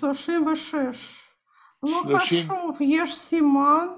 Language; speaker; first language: Hebrew; non-native, fluent; Russian